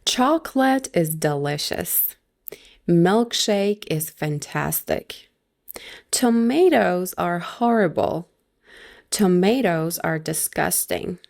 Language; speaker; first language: English; non-native, fluent; Persian